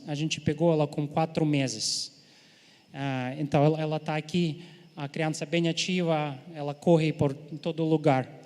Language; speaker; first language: Portuguese; non-native, fluent; Ukrainian